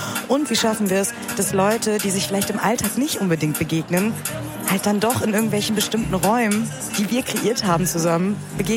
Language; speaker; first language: German; early bilingual, other home language; Kurdish